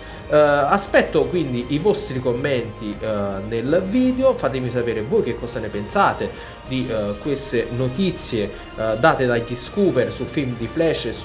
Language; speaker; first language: Italian; native; Italian